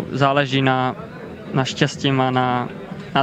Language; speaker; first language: Polish; non-native, learner; Czech